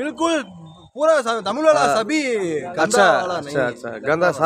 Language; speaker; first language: Hindi; non-native, learner; Tamil